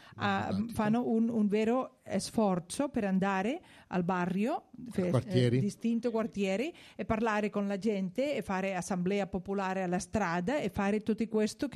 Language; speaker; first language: Italian; non-native, fluent; Spanish